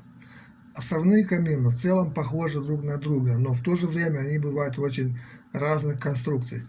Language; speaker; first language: Russian; native; Russian